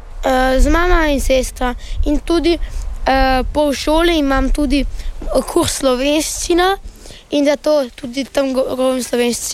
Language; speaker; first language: Slovenian; early bilingual, heritage; Italian